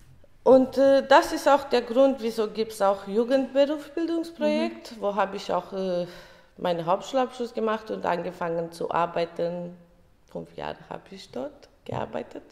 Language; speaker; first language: German; early bilingual, other home language; Romany